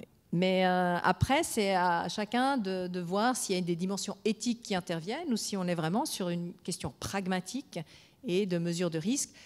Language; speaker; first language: French; native; French